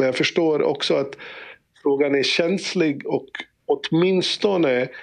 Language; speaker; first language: Swedish; early bilingual, other home language; Bosnian